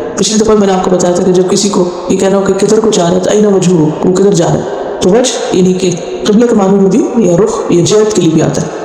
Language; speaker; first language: Urdu; native; Urdu